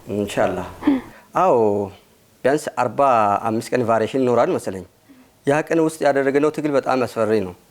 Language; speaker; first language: Amharic; non-native, local second language; Sidamo